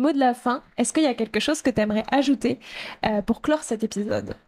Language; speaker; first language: French; native; French